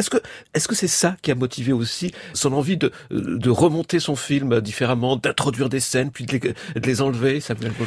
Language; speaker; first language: French; native; French